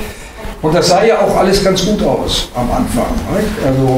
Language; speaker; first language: German; native; German